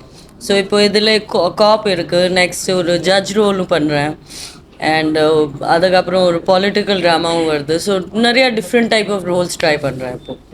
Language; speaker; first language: Tamil; non-native, fluent; Hindi